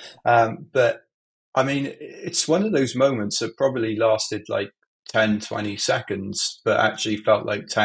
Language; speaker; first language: English; native; English